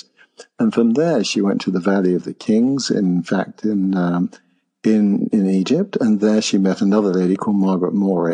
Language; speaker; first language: English; native; English